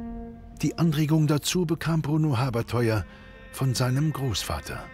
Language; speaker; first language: German; native; German